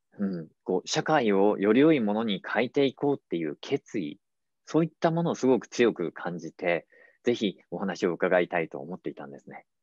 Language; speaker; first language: Japanese; native; Japanese